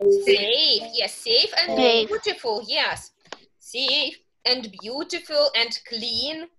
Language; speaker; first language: English; non-native, fluent; Russian